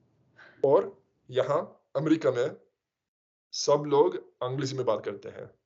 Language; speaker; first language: Hindi; non-native, fluent; English